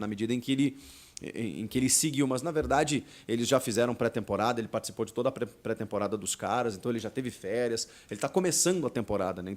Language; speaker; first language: Portuguese; native; Portuguese